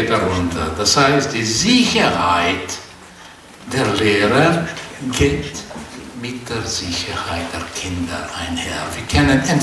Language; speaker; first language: German; non-native, fluent; Portuguese